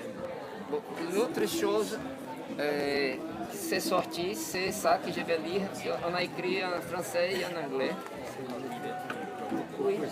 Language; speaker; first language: French; non-native, fluent; Portuguese